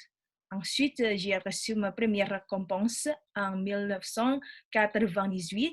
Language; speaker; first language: French; non-native, learner; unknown